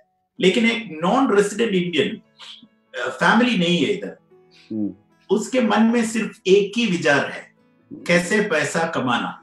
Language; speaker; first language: Hindi; non-native, local second language; Malayalam